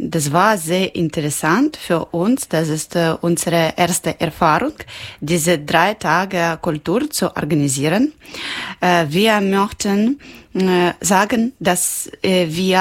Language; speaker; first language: German; non-native, local second language; Ukrainian